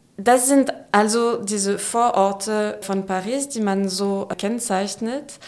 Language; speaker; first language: German; non-native, fluent; French